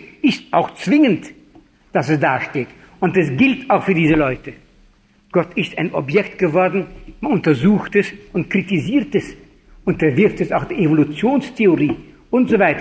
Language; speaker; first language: German; non-native, fluent; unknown